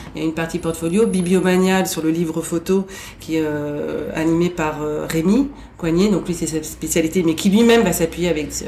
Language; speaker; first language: French; native; French